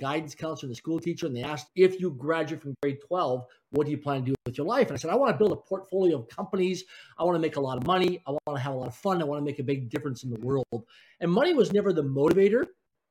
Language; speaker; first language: English; native; English